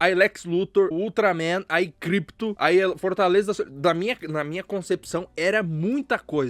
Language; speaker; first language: Portuguese; native; Portuguese